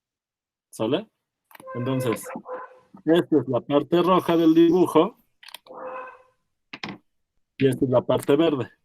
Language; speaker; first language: Spanish; native; Spanish